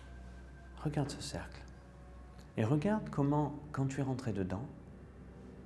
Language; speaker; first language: French; native; French